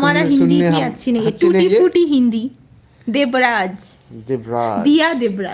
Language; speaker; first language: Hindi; non-native, learner; Bangla